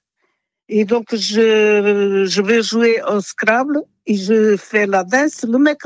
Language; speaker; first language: French; non-native, fluent; Portuguese